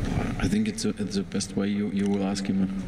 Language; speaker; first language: English; non-native, fluent; German